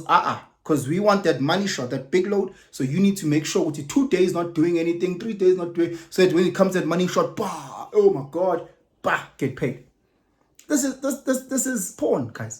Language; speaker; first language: English; non-native, local second language; Zulu